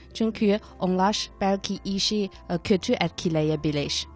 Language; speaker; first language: Turkish; non-native, learner; Chinese